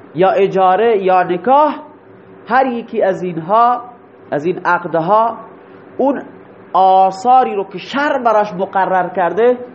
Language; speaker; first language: Persian; non-native, local second language; Baluchi